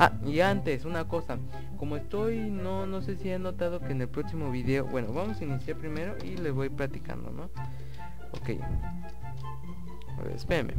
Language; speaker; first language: Spanish; native; Spanish